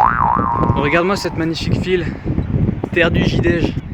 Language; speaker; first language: French; native; French